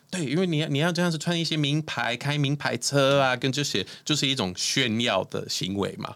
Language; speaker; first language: Chinese; non-native, fluent; Swedish